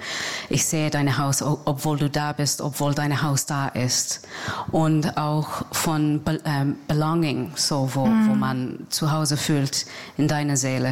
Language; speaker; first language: German; non-native, learner; English